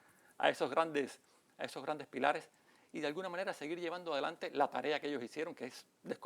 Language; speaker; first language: Spanish; native; Spanish